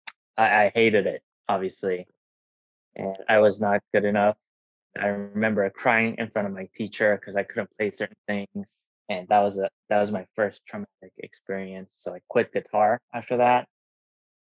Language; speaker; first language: English; non-native, fluent; Korean